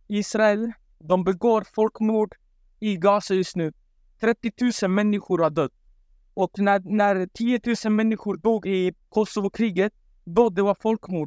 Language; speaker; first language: Swedish; non-native, local second language; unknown